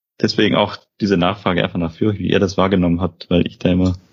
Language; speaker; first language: German; native; German